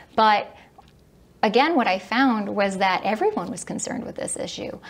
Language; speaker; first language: English; native; English